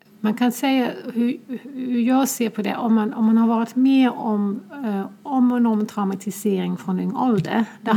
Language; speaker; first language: Swedish; non-native, fluent; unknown